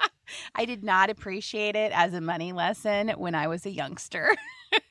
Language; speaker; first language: English; native; English